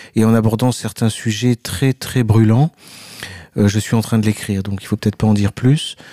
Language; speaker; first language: French; native; French